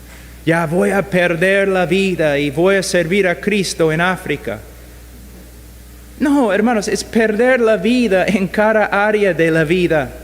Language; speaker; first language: Spanish; non-native, fluent; English